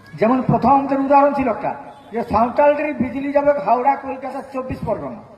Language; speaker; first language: Bangla; native; Bangla